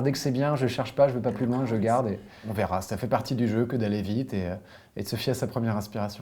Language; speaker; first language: French; native; French